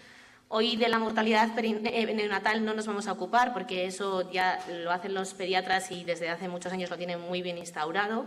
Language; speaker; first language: Spanish; native; Spanish